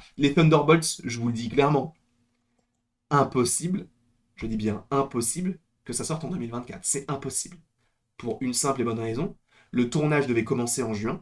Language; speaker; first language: French; native; French